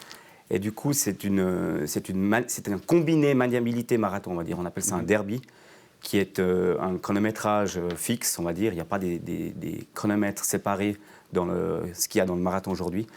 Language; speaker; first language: French; native; French